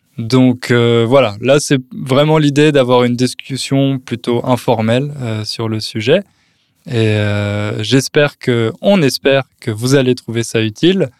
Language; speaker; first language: French; native; French